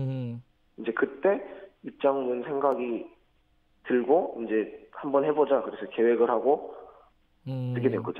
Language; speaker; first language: Korean; native; Korean